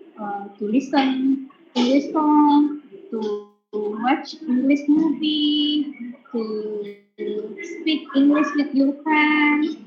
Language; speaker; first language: English; non-native, fluent; Indonesian